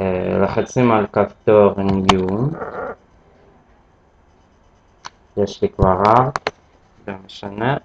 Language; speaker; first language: Hebrew; non-native, fluent; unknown